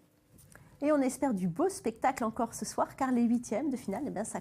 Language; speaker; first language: French; native; French